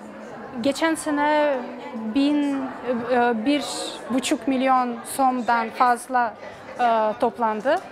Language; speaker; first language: Turkish; non-native, fluent; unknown